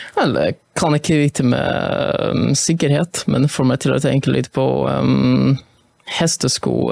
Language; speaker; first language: Norwegian; non-native, fluent; Polish